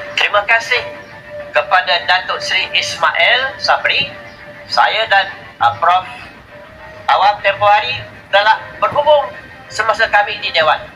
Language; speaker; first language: Malay; native; Malay